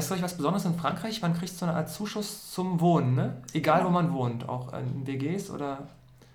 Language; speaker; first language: German; native; German